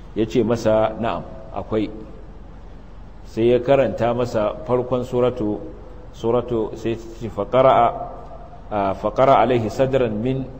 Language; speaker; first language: Hausa; native; Hausa